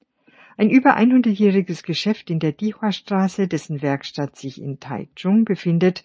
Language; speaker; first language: German; native; German